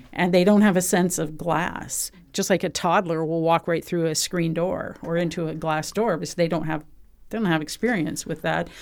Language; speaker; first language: English; native; English